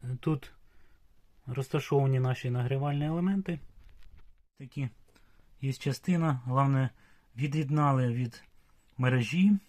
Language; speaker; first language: Ukrainian; non-native, local second language; Russian